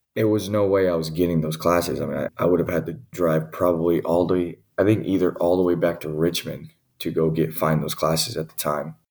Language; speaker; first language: English; native; English